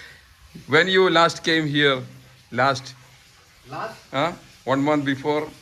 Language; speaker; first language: English; non-native, fluent; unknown